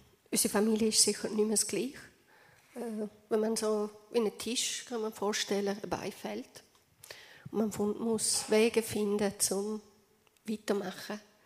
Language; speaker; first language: German; non-native, fluent; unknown